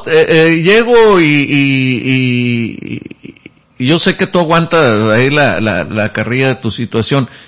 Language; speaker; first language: Spanish; native; Spanish